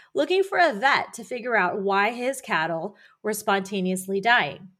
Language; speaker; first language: English; native; English